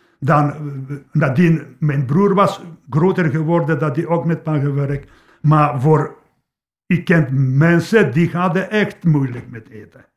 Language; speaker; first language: Dutch; non-native, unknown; Polish